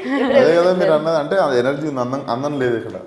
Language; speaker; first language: Telugu; native; Telugu